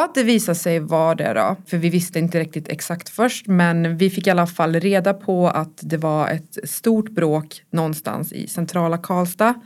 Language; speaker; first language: Swedish; native; Swedish